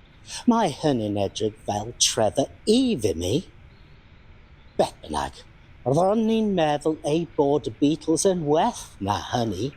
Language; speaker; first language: Welsh; non-native, learner; English